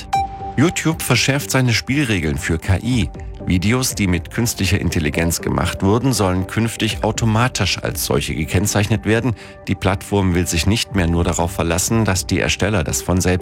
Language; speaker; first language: German; native; German